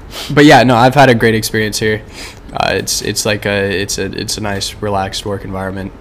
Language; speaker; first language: English; native; English